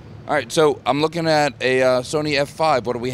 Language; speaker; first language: English; native; English